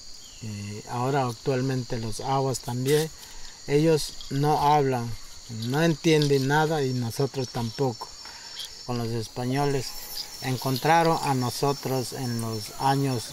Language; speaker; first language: Spanish; non-native, local second language; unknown